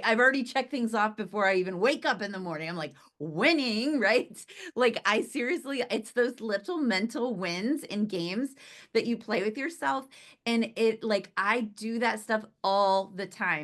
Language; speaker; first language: English; native; English